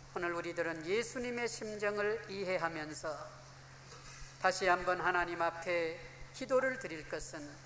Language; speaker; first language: Korean; native; Korean